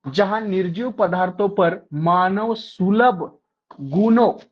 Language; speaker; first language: Hindi; non-native, local second language; Marathi